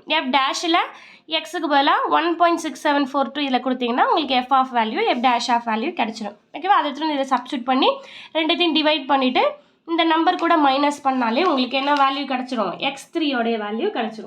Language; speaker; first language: Tamil; native; Tamil